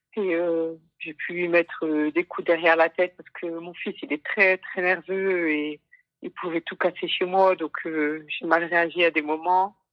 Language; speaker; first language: French; early bilingual, other home language; Wolof